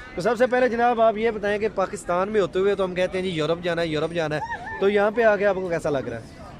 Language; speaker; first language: Urdu; non-native, local second language; Punjabi